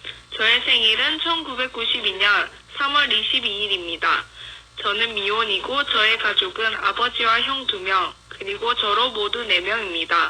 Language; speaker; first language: Korean; non-native, learner; Indonesian